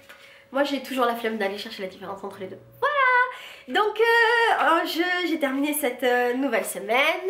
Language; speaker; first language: French; native; French